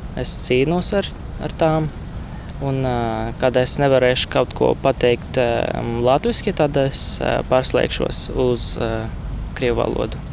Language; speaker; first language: Latvian; non-native, learner; Russian